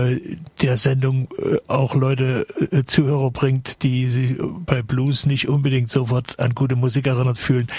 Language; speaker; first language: German; native; German